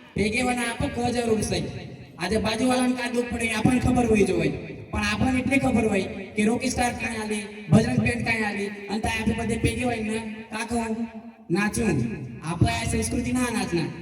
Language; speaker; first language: Gujarati; non-native, local second language; Vasavi